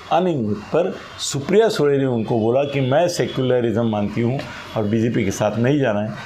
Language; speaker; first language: Hindi; non-native, local second language; Marathi